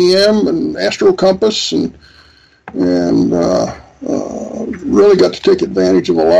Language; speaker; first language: English; native; English